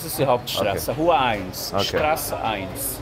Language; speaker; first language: German; non-native, fluent; Portuguese